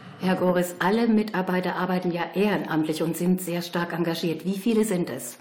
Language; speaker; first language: German; native; German